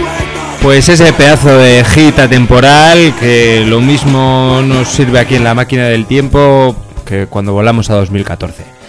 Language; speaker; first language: Spanish; native; Spanish